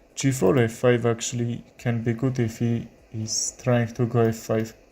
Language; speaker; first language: English; non-native, learner; Armenian